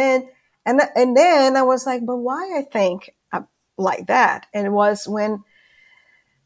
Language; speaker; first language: English; non-native, fluent; Portuguese